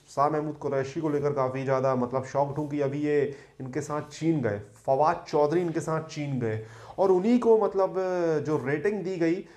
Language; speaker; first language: Hindi; native; Hindi